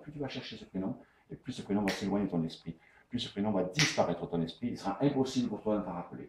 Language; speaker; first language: French; native; French